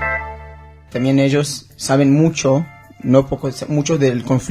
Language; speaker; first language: Spanish; non-native, learner; Hebrew